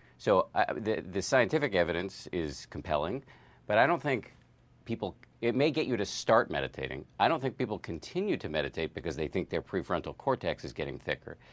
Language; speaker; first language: English; native; English